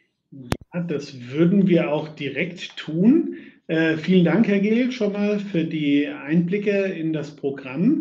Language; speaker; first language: German; native; German